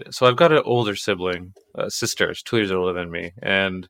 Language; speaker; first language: English; native; English